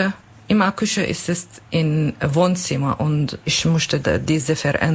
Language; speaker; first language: German; non-native, learner; Kurdish